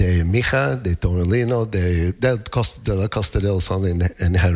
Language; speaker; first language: Spanish; non-native, learner; English